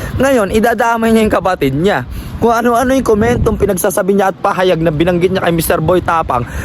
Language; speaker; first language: Filipino; non-native, local second language; Pampanga